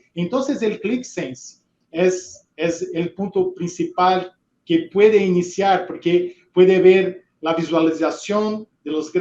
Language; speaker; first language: Spanish; non-native, fluent; Portuguese